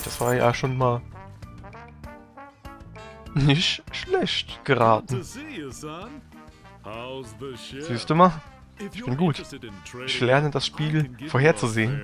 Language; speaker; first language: German; native; German